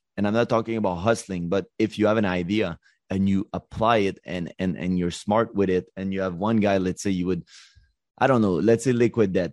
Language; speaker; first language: English; native; English